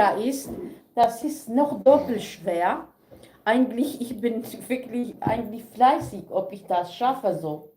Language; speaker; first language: German; non-native, learner; Kurdish